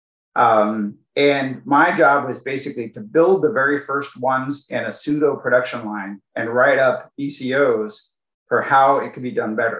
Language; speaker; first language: English; native; English